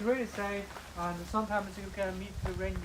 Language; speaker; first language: English; non-native, learner; Chinese